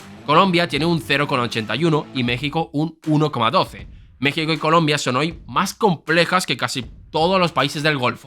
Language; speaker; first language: Spanish; native; Spanish